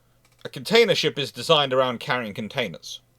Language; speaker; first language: English; native; English